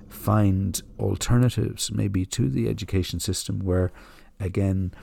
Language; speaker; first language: English; native; English